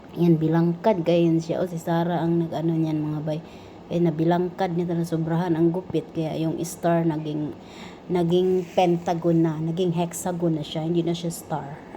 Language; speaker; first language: Filipino; non-native, local second language; Cebuano